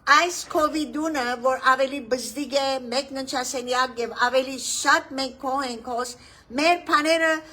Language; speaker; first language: Armenian; early bilingual, heritage; Armenian